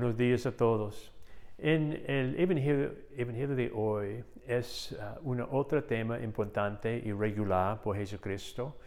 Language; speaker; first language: Spanish; non-native, fluent; English